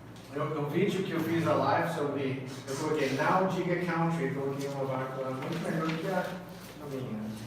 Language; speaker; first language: Portuguese; non-native, fluent; English